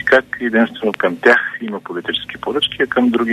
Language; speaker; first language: Bulgarian; native; Bulgarian